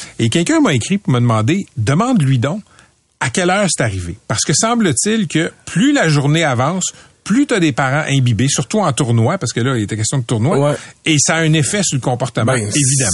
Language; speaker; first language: French; native; French